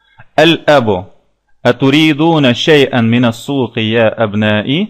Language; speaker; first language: Arabic; non-native, fluent; Russian